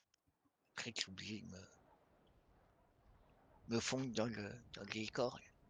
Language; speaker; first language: French; native; French